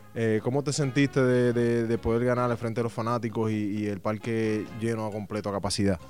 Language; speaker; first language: Spanish; native; Spanish